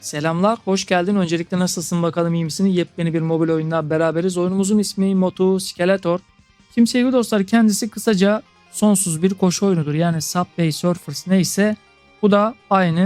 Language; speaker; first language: Turkish; native; Turkish